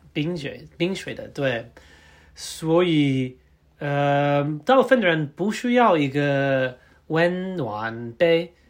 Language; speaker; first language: Chinese; non-native, learner; English